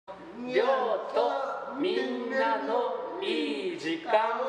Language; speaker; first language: Japanese; native; Japanese